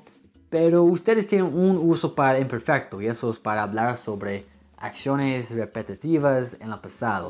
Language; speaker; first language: Spanish; non-native, fluent; English